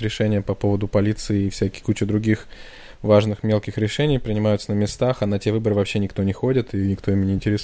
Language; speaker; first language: Russian; native; Russian